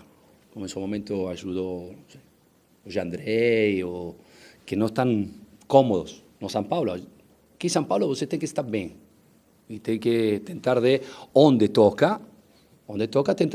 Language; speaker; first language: Portuguese; non-native, fluent; Spanish